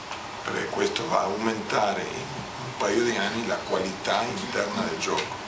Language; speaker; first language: Italian; non-native, fluent; Spanish